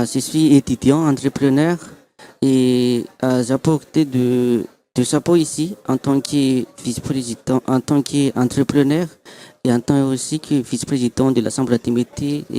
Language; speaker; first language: French; non-native, local second language; Malagasy